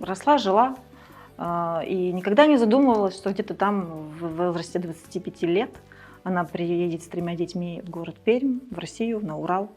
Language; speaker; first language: Russian; early bilingual, other home language; Georgian